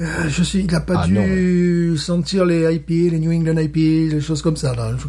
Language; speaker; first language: French; native; French